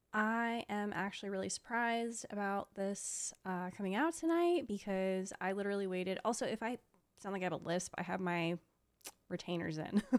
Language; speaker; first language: English; native; English